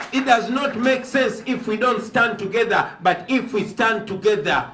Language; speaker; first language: English; non-native, local second language; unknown